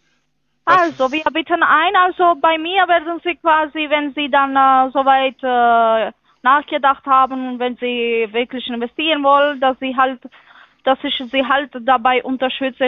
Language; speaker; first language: German; non-native, fluent; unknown